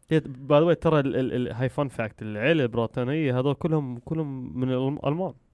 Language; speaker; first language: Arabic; early bilingual, heritage; Arabic